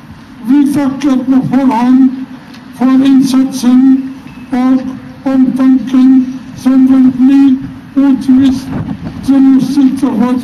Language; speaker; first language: Norwegian; non-native, fluent; Arabic